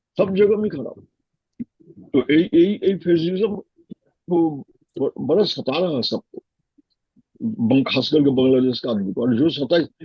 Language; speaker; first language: Hindi; non-native, fluent; Bangla